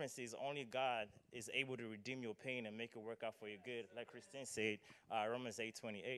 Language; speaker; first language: English; non-native, local second language; Nyanja